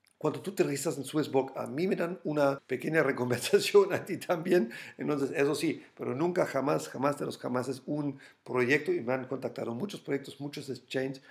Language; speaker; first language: Spanish; non-native, fluent; German